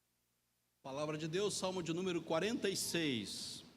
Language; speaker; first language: Portuguese; native; Portuguese